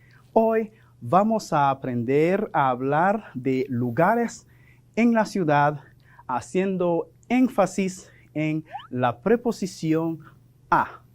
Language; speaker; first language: Spanish; non-native, fluent; French